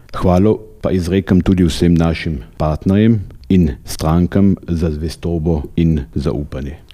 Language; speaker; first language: Slovenian; native; Slovenian